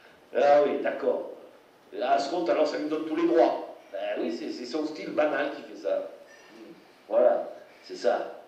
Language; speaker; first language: French; native; French